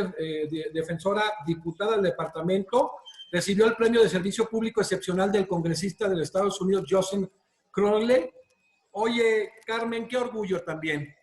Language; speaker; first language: Spanish; native; Spanish